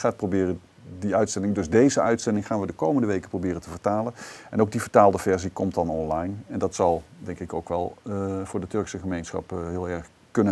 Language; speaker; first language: Dutch; native; Dutch